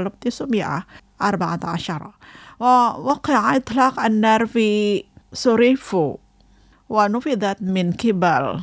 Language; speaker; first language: Arabic; non-native, fluent; Indonesian